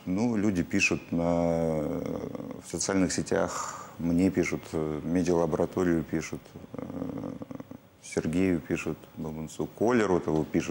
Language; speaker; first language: Russian; native; Russian